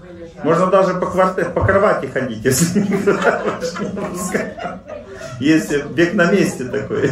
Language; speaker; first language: Russian; native; Russian